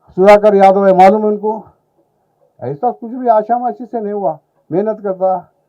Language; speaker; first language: Hindi; non-native, local second language; Telugu